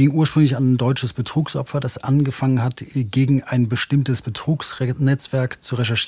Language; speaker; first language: German; native; German